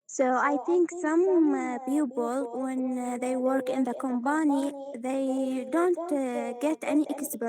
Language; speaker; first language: English; non-native, learner; Arabic